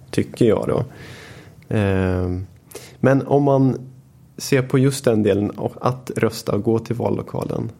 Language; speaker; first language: Swedish; native; Swedish